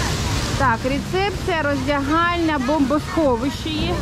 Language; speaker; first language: Russian; native; Russian